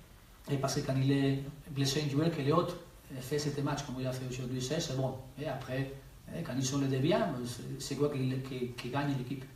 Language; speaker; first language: French; non-native, learner; Spanish